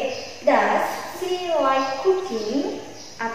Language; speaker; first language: English; non-native, learner; Indonesian